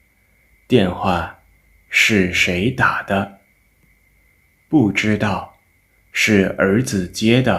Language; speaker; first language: Chinese; non-native, fluent; Lao